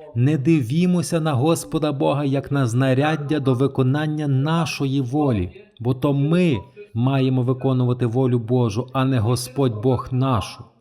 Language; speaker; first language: Ukrainian; non-native, fluent; Polish